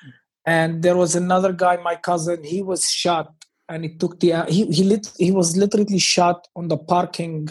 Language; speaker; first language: English; non-native, fluent; Hebrew